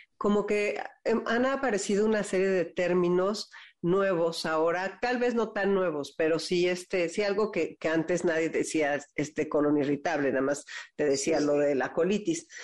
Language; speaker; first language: Spanish; native; Spanish